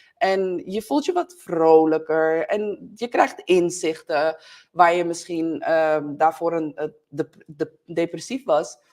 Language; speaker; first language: Dutch; native; Dutch